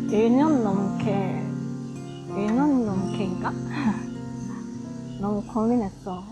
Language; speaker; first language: Korean; non-native, fluent; Japanese